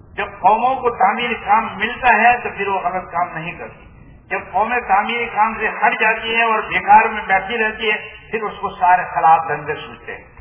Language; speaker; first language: Urdu; non-native, local second language; Gujarati